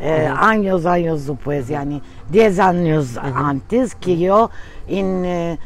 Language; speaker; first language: Spanish; early bilingual, heritage; Turkish